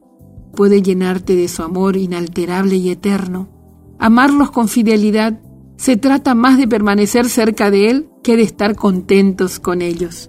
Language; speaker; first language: Spanish; native; Spanish